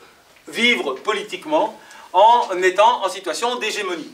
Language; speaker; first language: French; native; French